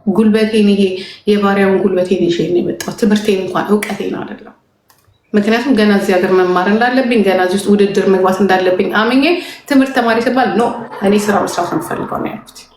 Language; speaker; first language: Amharic; native; Amharic